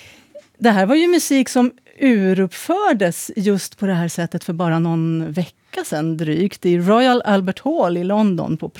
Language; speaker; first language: Swedish; native; Swedish